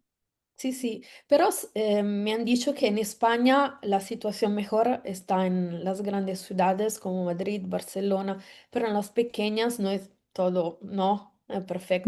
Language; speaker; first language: Spanish; non-native, fluent; Italian